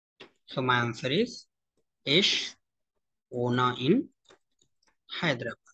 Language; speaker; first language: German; non-native, fluent; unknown